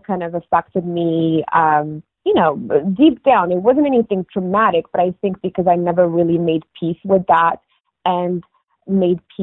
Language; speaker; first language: English; non-native, fluent; Arabic